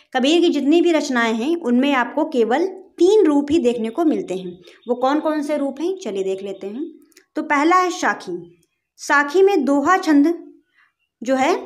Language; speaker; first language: Hindi; native; Hindi